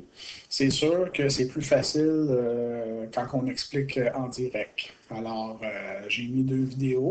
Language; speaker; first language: French; native; French